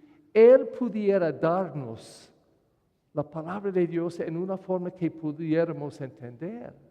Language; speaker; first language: Spanish; non-native, fluent; English